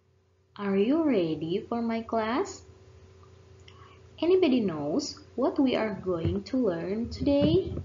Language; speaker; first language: English; non-native, fluent; Indonesian